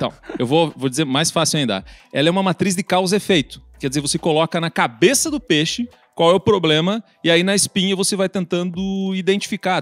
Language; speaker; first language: Portuguese; native; Portuguese